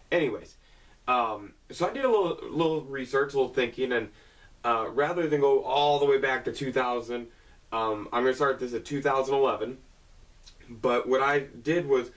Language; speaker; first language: English; native; English